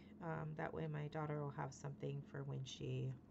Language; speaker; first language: English; native; English